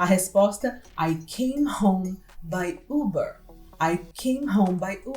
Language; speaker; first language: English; non-native, fluent; Portuguese